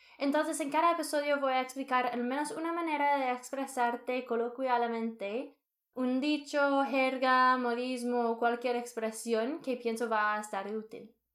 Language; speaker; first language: Spanish; non-native, fluent; English